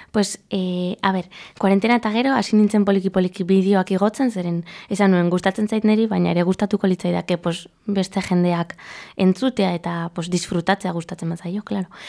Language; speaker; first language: Basque; non-native, local second language; Spanish